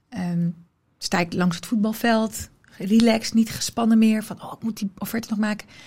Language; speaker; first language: Dutch; early bilingual, other home language; Riffian